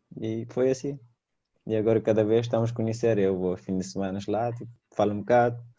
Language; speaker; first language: Portuguese; non-native, fluent; Persian